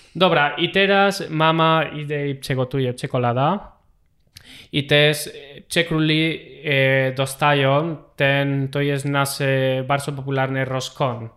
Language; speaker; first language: Polish; non-native, learner; Spanish